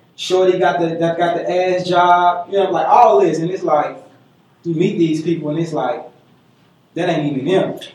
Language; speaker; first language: English; native; English